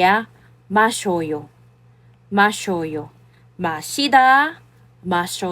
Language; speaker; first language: Korean; non-native, fluent; Filipino